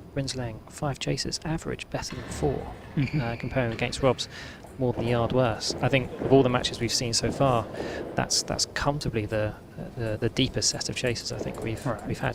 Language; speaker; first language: English; native; English